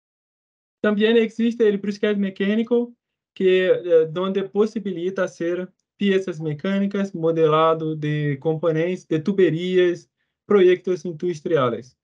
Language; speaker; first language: Spanish; non-native, fluent; Portuguese